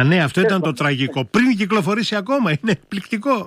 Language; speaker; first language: Greek; native; Greek